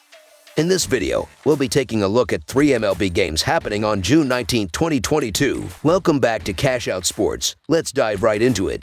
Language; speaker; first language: English; native; English